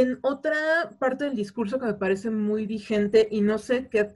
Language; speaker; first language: Spanish; native; Spanish